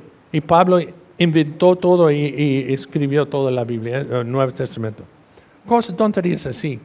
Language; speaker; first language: Spanish; non-native, fluent; English